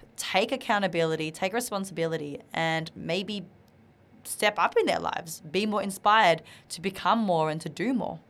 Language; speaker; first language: English; non-native, local second language; Vietnamese